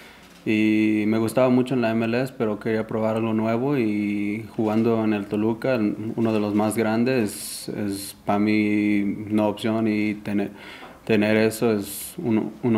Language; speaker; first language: Spanish; early bilingual, heritage; Spanish